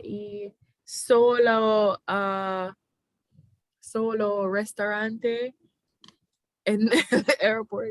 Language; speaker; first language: Spanish; non-native, learner; English